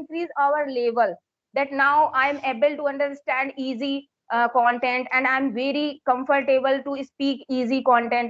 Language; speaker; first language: English; non-native, local second language; Hindi